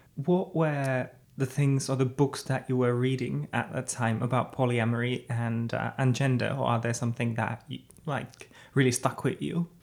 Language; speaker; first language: English; non-native, fluent; Finnish